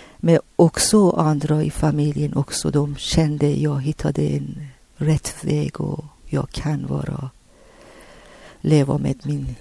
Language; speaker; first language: Swedish; non-native, learner; Persian